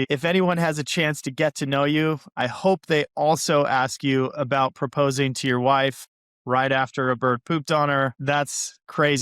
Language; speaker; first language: English; native; English